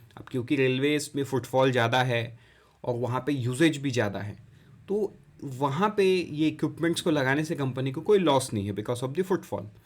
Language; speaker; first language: Hindi; non-native, local second language; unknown